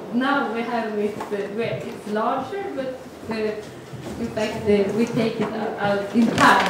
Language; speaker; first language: English; non-native, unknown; Swedish